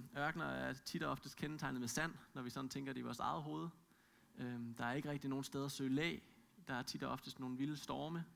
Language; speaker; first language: Danish; native; Danish